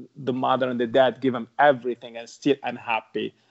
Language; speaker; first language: English; non-native, learner; Arabic